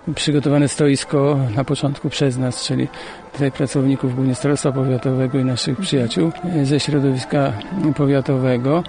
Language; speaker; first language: Polish; native; Polish